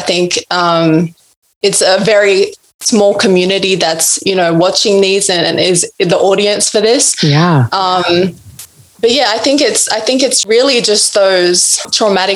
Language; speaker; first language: English; native; English